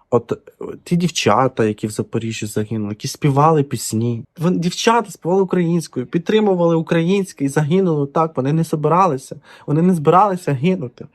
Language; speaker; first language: Ukrainian; non-native, local second language; Russian